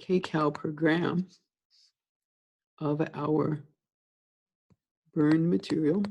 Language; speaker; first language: English; native; English